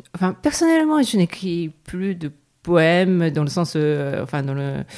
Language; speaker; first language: French; non-native, fluent; Japanese